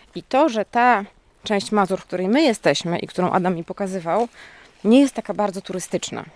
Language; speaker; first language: Polish; native; Polish